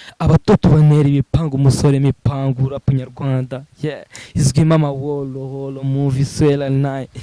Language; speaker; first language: Kinyarwanda; native; Kinyarwanda